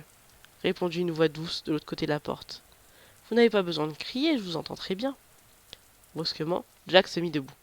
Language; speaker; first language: French; native; French